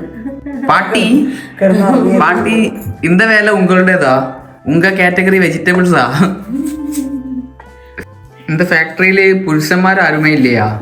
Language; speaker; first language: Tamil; non-native, learner; Malayalam